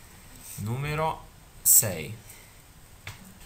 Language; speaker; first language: Italian; non-native, fluent; Russian